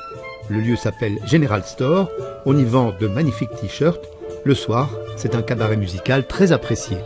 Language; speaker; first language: French; native; French